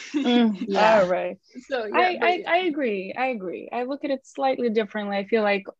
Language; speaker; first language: English; non-native, fluent; Ukrainian